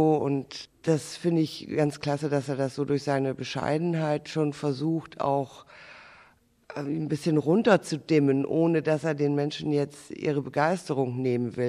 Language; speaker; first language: German; native; German